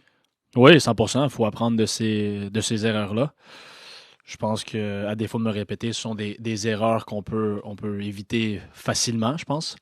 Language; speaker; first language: French; native; French